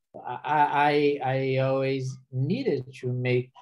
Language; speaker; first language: English; non-native, fluent; Portuguese